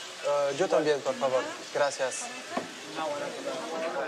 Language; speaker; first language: Spanish; non-native, learner; French